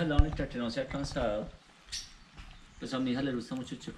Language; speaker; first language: Spanish; native; Spanish